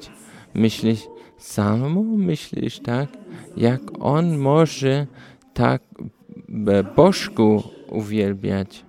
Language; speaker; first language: Polish; early bilingual, heritage; Polish